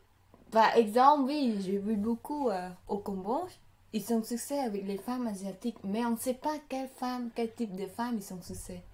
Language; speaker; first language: French; non-native, learner; Khmer